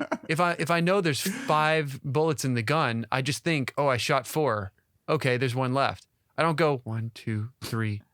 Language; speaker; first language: English; native; English